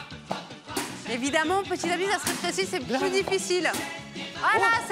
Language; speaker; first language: French; native; French